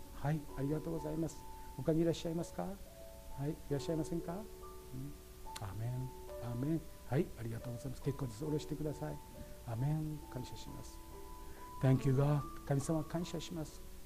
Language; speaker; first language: Japanese; native; Japanese